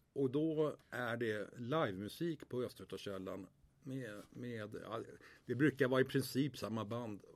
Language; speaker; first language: Swedish; native; Swedish